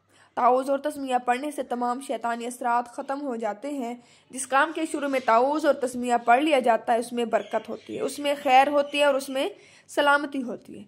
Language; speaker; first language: Urdu; native; Urdu